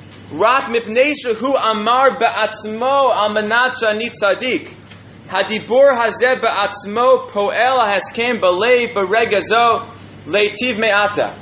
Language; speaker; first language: Hebrew; non-native, fluent; English